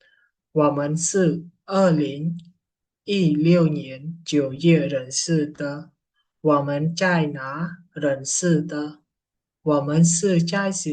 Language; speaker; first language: Chinese; non-native, fluent; Khmer